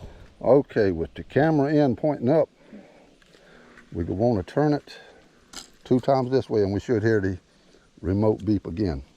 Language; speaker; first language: English; native; English